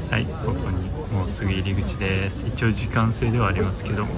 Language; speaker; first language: Japanese; native; Japanese